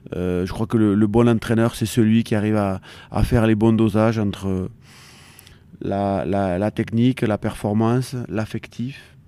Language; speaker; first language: French; native; French